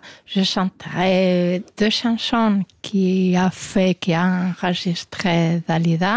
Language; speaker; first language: French; non-native, fluent; Spanish